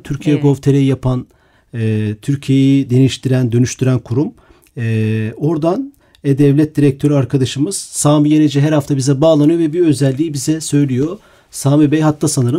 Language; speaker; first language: Turkish; native; Turkish